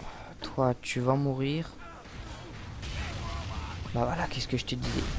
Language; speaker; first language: French; native; French